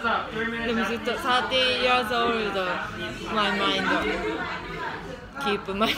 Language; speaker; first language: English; non-native, learner; Japanese